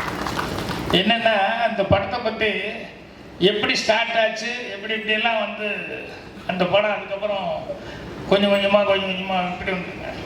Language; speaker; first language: Tamil; native; Tamil